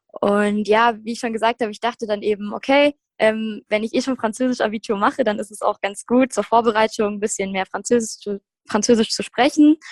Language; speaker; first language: German; native; German